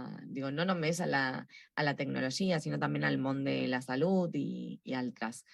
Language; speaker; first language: Catalan; non-native, local second language; Spanish